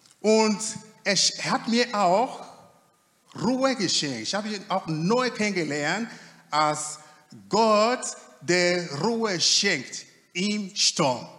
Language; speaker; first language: German; non-native, fluent; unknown